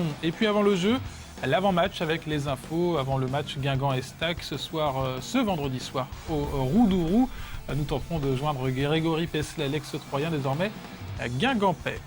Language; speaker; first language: French; native; French